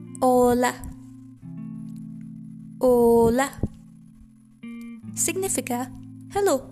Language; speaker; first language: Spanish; non-native, learner; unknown